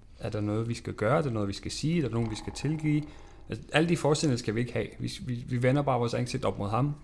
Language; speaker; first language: Danish; non-native, fluent; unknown